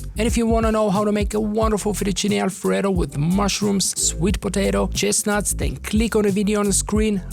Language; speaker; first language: English; non-native, fluent; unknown